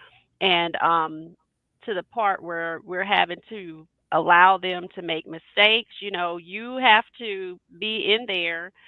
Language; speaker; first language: English; native; English